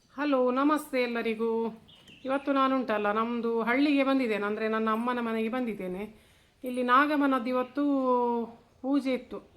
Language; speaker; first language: Kannada; non-native, local second language; Tulu